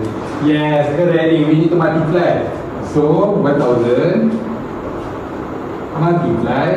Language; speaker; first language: English; non-native, fluent; Malay